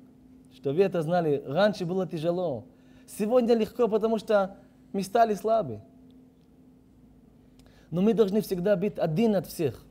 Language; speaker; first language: Russian; non-native, learner; Hebrew